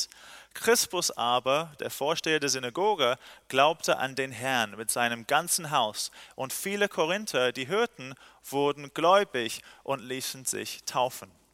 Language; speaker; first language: German; non-native, fluent; English